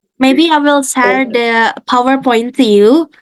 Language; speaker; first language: English; non-native, fluent; Indonesian